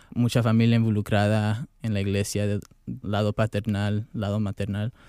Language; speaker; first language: Spanish; early bilingual, heritage; Spanish